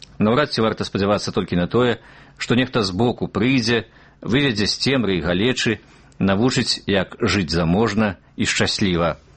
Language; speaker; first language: Belarusian; native; Belarusian